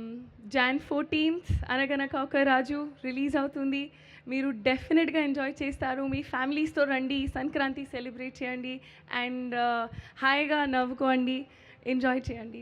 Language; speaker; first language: Telugu; non-native, learner; Hindi